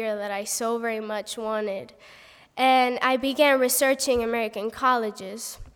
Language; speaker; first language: English; non-native, fluent; Spanish